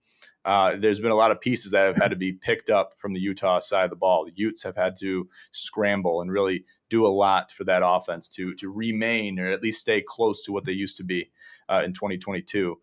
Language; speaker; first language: English; native; English